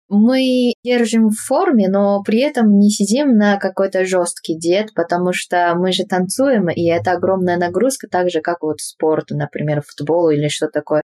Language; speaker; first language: Russian; non-native, fluent; Japanese